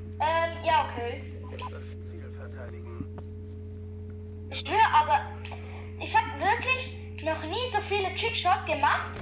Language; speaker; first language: German; non-native, fluent; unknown